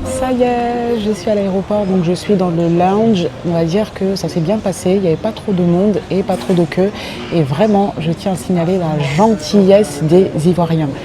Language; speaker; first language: French; native; French